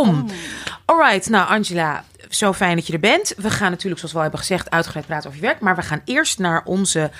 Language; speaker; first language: Dutch; native; Dutch